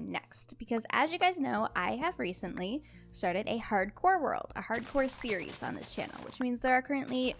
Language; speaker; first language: English; native; English